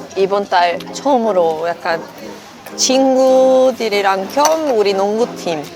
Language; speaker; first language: Korean; non-native, fluent; Swedish